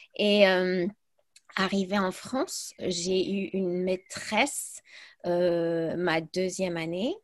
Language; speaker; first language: French; early bilingual, other home language; English